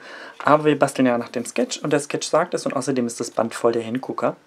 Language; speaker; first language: German; native; German